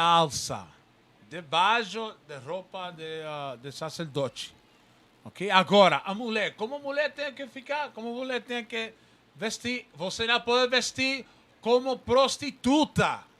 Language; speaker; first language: Portuguese; non-native, learner; Spanish